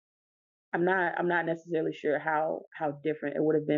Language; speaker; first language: English; native; English